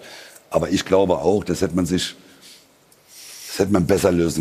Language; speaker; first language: German; native; German